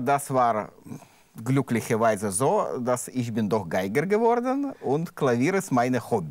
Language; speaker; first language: German; non-native, learner; Russian